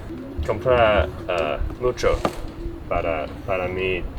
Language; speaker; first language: Spanish; non-native, learner; English